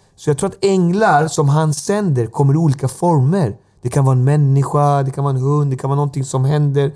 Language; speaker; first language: Swedish; native; Swedish